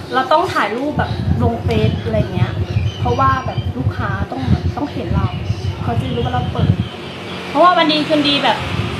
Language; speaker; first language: Thai; native; Thai